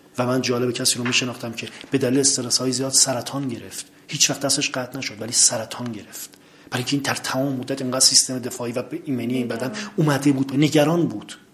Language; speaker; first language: Persian; native; Persian